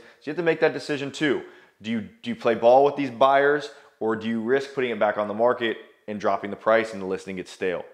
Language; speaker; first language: English; native; English